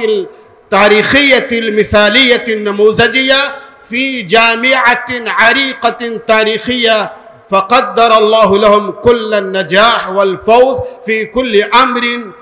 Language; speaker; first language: Arabic; non-native, fluent; Urdu